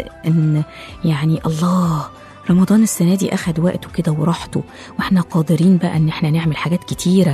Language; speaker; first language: Arabic; native; Arabic